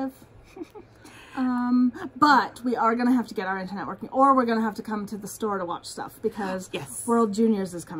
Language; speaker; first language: English; native; English